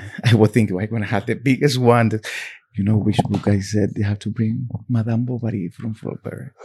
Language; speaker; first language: English; non-native, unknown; Spanish